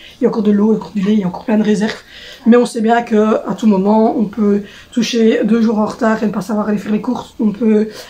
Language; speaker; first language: French; native; French